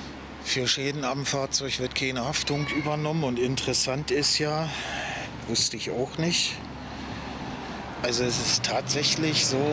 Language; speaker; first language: German; native; German